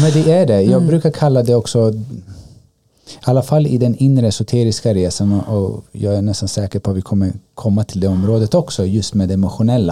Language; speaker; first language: Swedish; early bilingual, other home language; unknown